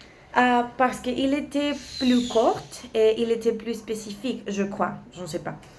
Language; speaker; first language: French; non-native, learner; Spanish